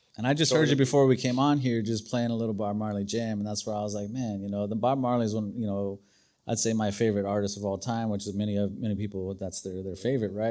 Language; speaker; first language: English; native; English